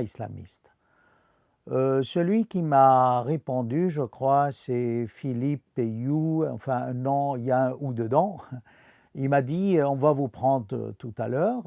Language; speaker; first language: French; non-native, fluent; Arabic